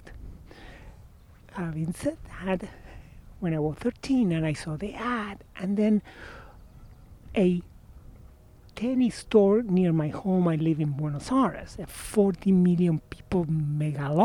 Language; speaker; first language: English; non-native, fluent; Spanish